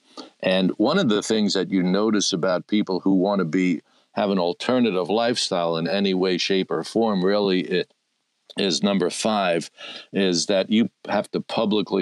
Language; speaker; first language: English; native; English